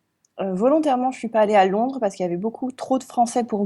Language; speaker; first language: French; native; French